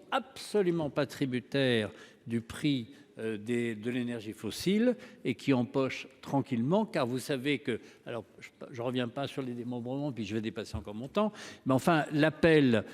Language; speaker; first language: French; native; French